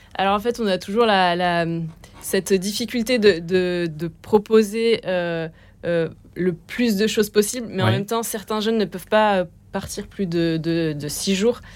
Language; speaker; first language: French; native; French